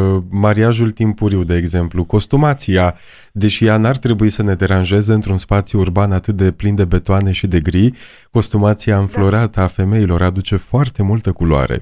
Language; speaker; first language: Romanian; native; Romanian